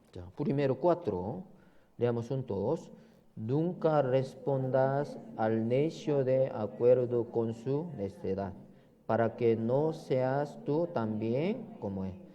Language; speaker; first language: Spanish; non-native, learner; Korean